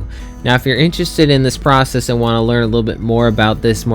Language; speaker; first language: English; native; English